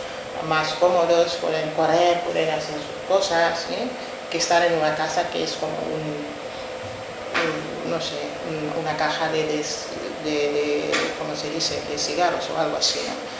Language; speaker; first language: Spanish; non-native, fluent; Wolof